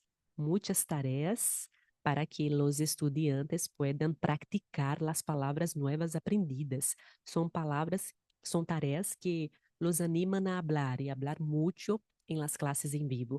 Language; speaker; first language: Spanish; non-native, fluent; Portuguese